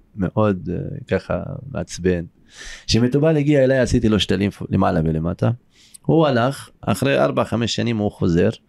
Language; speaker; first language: Hebrew; non-native, local second language; Arabic